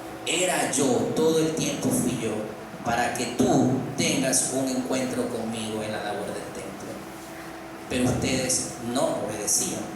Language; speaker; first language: Spanish; native; Spanish